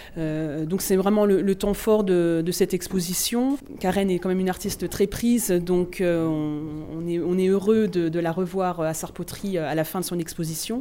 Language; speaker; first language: French; native; French